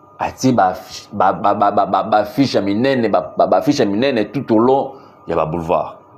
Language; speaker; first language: Lingala; native; Lingala